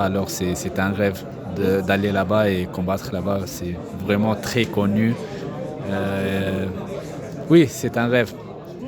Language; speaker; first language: French; non-native, fluent; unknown